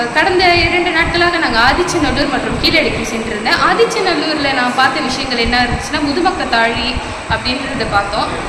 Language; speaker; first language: Tamil; early bilingual, heritage; Tamil